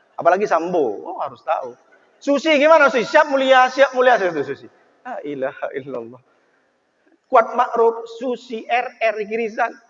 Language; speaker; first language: Indonesian; non-native, local second language; Madurese